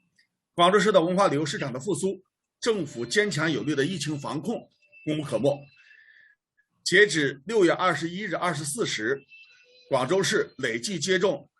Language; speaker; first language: Chinese; native; Chinese